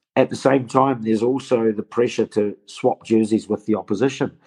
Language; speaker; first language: English; native; English